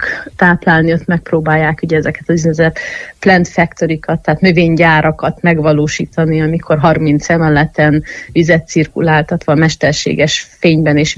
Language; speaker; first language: Hungarian; native; Hungarian